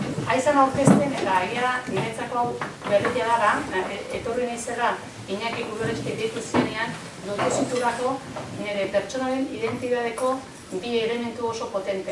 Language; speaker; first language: Basque; native; Basque